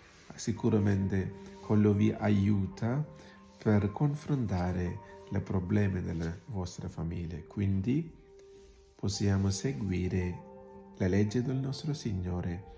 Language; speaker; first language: Italian; non-native, learner; Malayalam